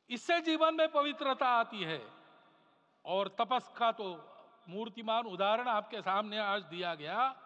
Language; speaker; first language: Hindi; non-native, local second language; Marathi